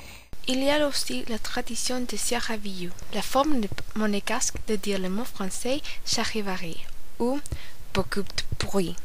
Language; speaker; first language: French; non-native, learner; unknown